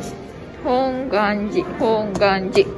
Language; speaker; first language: Japanese; non-native, learner; Indonesian